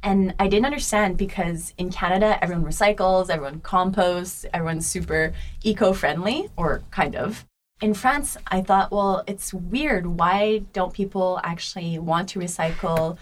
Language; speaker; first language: English; native; English